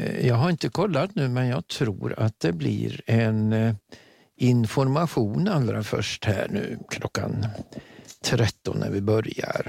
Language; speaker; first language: Swedish; native; Swedish